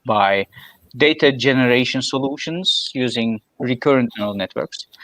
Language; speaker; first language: English; non-native, fluent; Turkish